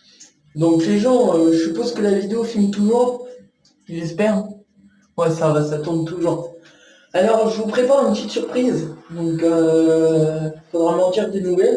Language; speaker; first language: French; native; French